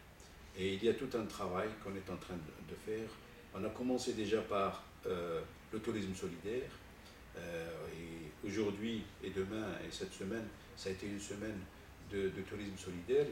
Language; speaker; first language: French; non-native, local second language; Arabic